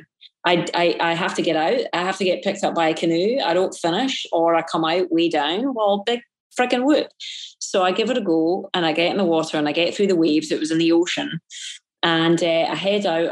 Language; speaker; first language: English; native; English